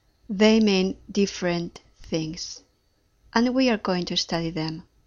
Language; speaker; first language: English; non-native, fluent; Spanish